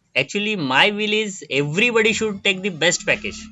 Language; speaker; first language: English; non-native, local second language; Marathi